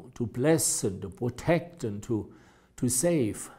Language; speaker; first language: English; non-native, fluent; German